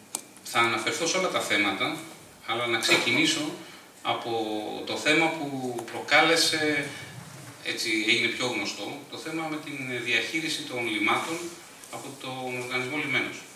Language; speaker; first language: Greek; native; Greek